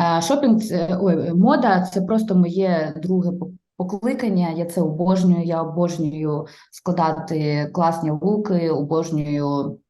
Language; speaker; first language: Ukrainian; non-native, local second language; Russian